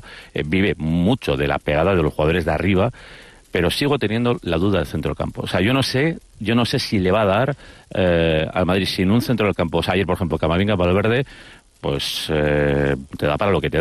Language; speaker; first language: Spanish; native; Spanish